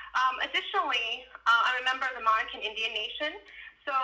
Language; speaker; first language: English; native; English